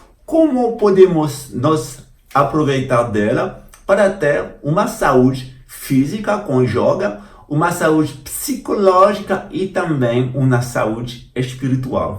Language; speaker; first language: Portuguese; non-native, fluent; French